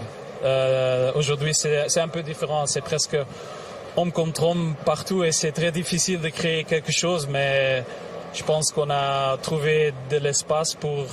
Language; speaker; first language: French; non-native, local second language; Dutch